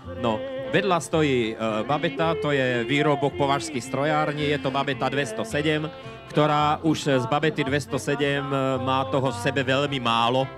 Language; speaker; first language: Slovak; native; Slovak